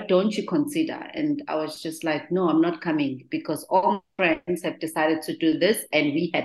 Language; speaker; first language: English; non-native, local second language; Zulu